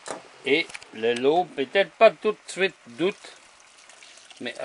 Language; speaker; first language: French; non-native, learner; German